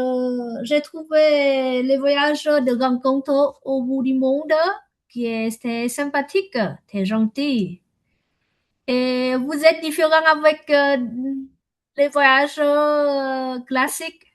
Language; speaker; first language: French; non-native, learner; Vietnamese